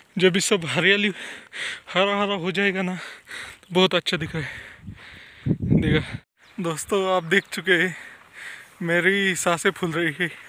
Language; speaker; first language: Hindi; non-native, local second language; Marathi